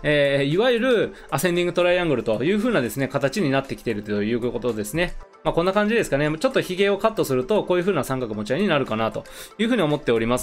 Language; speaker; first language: Japanese; native; Japanese